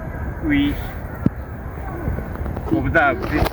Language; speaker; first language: English; non-native, local second language; Bangla